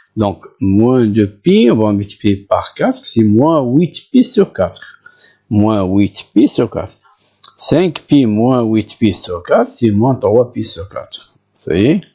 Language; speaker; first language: French; non-native, local second language; Arabic